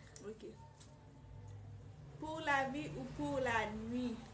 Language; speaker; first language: French; non-native, learner; Haitian Creole